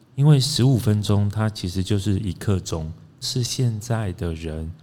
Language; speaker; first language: Chinese; native; Chinese